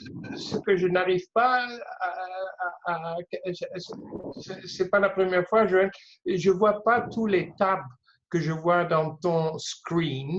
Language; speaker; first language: French; non-native, fluent; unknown